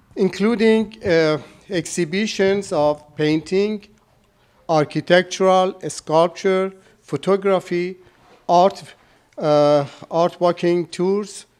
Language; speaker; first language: English; non-native, fluent; Persian